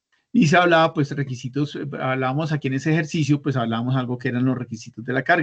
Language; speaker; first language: Spanish; native; Spanish